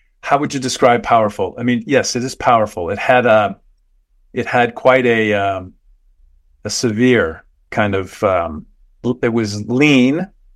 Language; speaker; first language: English; native; English